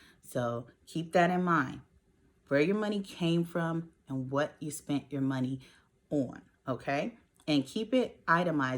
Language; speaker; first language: English; native; English